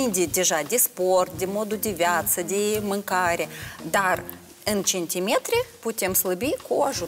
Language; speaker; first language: Romanian; non-native, local second language; Russian